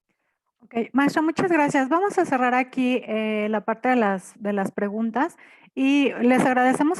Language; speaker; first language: Spanish; native; Spanish